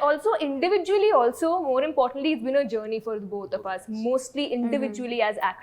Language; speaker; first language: English; non-native, local second language; Hindi